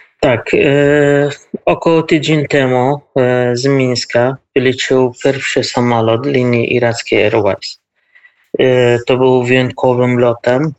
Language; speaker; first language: Polish; non-native, learner; Kurdish